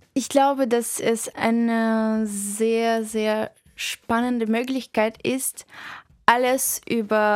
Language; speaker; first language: German; non-native, fluent; Russian